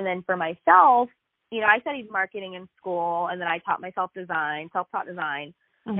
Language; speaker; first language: English; native; English